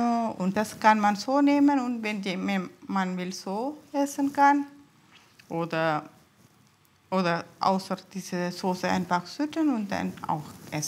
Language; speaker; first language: German; non-native, learner; Tamil